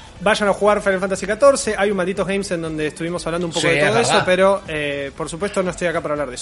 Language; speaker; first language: Spanish; native; Spanish